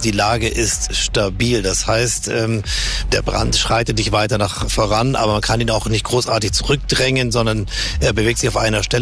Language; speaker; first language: German; native; German